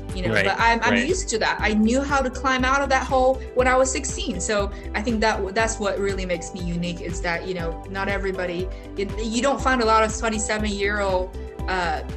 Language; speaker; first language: English; non-native, fluent; Chinese